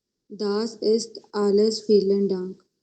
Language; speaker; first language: German; non-native, learner; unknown